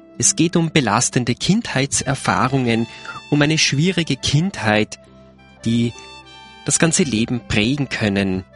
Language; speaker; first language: German; native; German